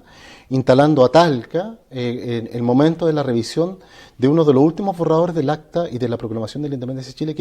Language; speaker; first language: Spanish; native; Spanish